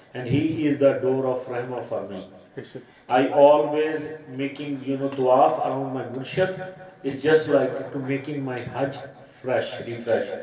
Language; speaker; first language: English; non-native, learner; Punjabi